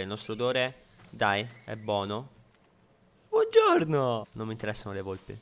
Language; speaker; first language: Italian; native; Italian